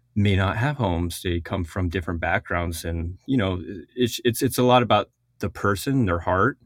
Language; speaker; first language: English; early bilingual, other home language; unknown